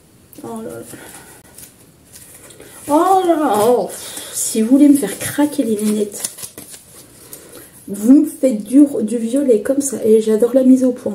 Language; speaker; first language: French; native; French